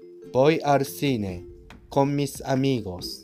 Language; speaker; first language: Spanish; non-native, learner; Japanese